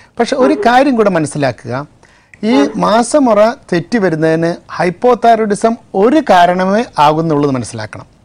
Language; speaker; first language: Malayalam; native; Malayalam